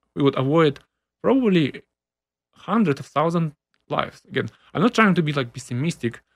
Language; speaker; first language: English; non-native, fluent; Ukrainian